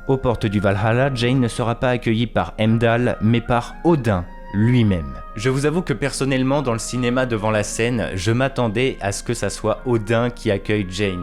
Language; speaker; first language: French; native; French